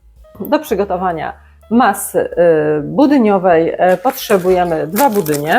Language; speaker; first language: Polish; native; Polish